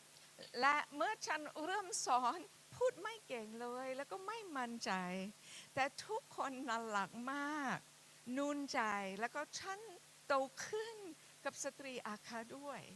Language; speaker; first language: Thai; non-native, fluent; English